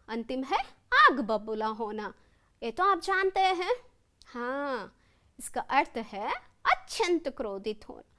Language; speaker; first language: Hindi; non-native, local second language; Kannada